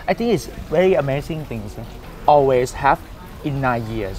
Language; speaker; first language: English; non-native, learner; Thai